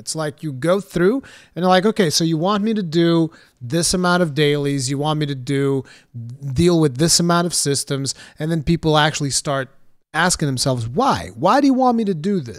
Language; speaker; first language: English; native; English